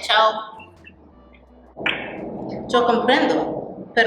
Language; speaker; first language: Spanish; non-native, learner; English